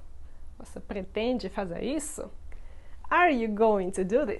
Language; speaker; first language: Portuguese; non-native, fluent; Russian